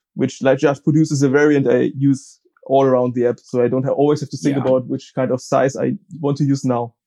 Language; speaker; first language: English; non-native, fluent; German